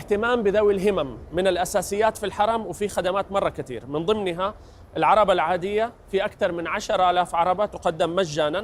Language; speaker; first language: Arabic; native; Arabic